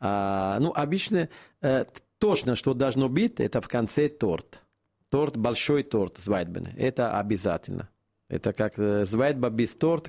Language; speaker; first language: Russian; non-native, fluent; Italian